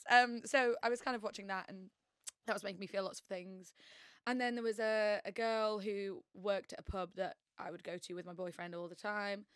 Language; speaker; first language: English; native; English